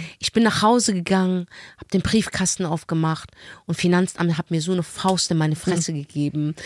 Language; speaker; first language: German; early bilingual, other home language; Arabic